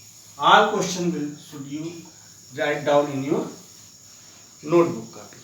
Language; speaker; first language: English; non-native, local second language; Hindi